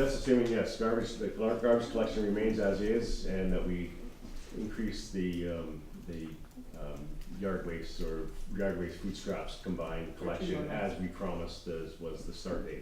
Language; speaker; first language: English; native; English